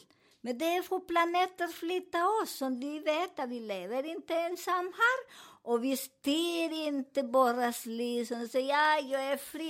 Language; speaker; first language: Swedish; non-native, learner; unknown